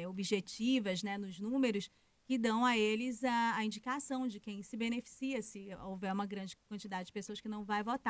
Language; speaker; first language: Portuguese; native; Portuguese